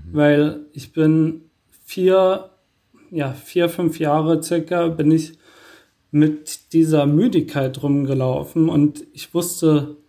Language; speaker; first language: German; native; German